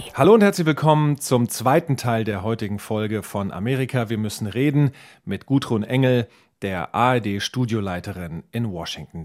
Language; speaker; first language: German; native; German